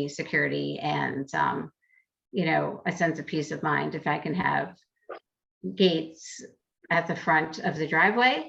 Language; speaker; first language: English; native; English